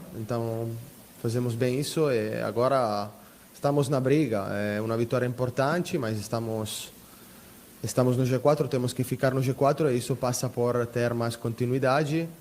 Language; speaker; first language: Portuguese; non-native, fluent; Italian